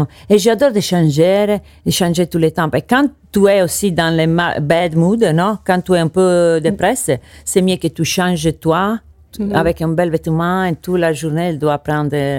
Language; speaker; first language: French; non-native, learner; Italian